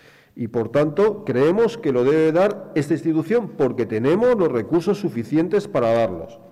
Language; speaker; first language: Spanish; native; Spanish